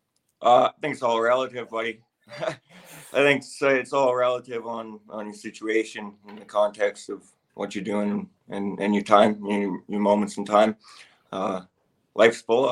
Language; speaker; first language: English; native; English